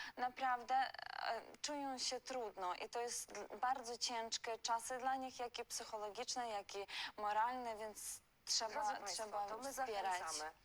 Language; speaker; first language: Polish; non-native, fluent; Ukrainian